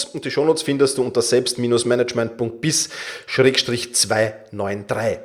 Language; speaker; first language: German; native; German